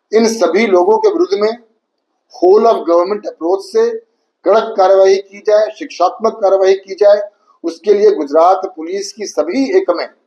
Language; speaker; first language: Hindi; native; Hindi